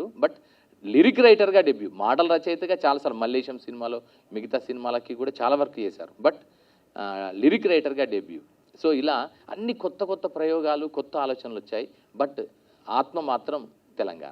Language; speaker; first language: Telugu; native; Telugu